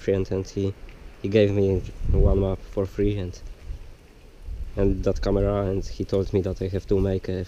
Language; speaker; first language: English; non-native, learner; Polish